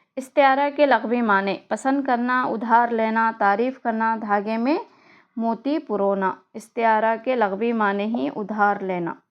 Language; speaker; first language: Urdu; native; Urdu